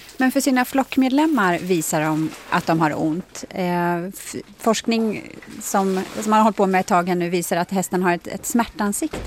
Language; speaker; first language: Swedish; native; Swedish